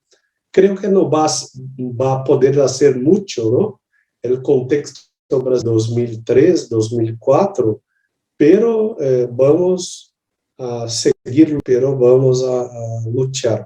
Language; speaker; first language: Spanish; non-native, learner; Portuguese